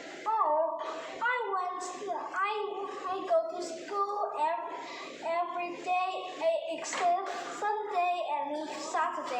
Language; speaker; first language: English; non-native, learner; Vietnamese